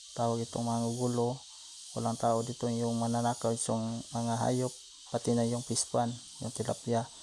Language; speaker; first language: Filipino; non-native, local second language; Cebuano